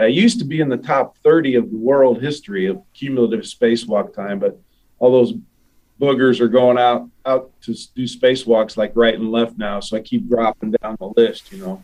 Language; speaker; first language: English; native; English